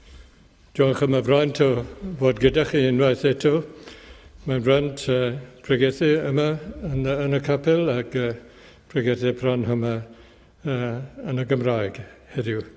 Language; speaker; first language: Welsh; native; Welsh